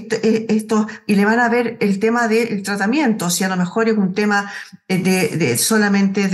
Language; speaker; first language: Spanish; native; Spanish